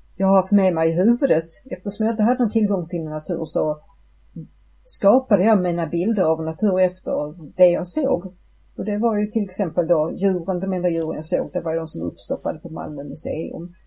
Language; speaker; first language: Swedish; native; Swedish